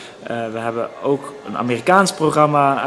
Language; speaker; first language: Dutch; native; Dutch